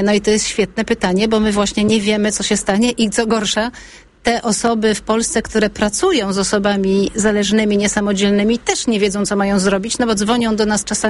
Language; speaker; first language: Polish; native; Polish